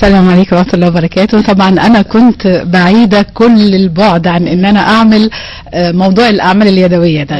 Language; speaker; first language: Arabic; native; Arabic